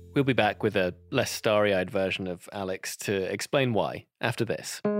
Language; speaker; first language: English; native; English